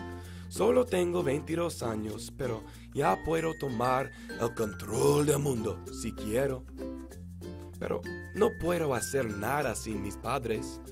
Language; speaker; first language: Spanish; non-native, learner; English